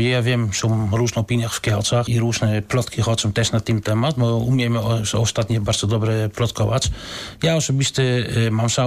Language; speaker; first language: Polish; non-native, learner; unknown